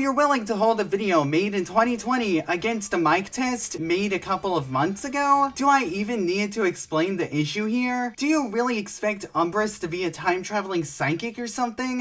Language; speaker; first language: English; native; English